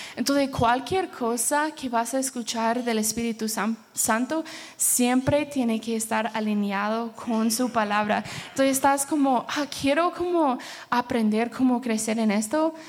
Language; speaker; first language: Spanish; early bilingual, heritage; Spanish